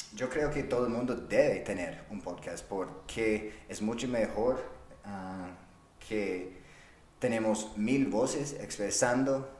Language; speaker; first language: Spanish; non-native, fluent; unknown